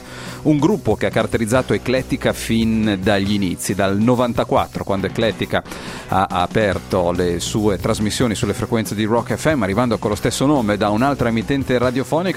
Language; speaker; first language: Italian; native; Italian